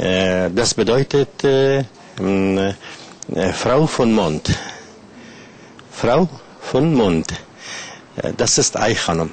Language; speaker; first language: German; non-native, learner; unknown